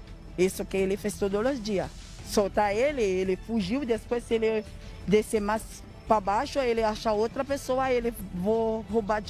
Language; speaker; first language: Portuguese; non-native, learner; Haitian Creole